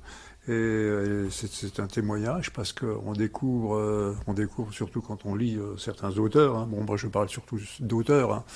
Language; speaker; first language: French; non-native, local second language; Swiss German